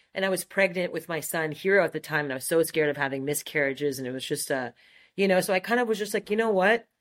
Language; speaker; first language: English; non-native, fluent; French